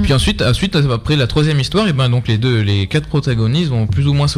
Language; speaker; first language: French; native; French